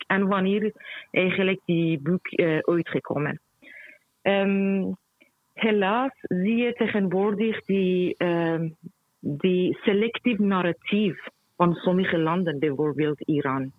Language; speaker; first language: Dutch; non-native, fluent; Persian